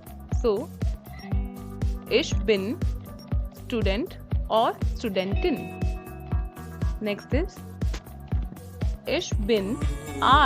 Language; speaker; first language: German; non-native, learner; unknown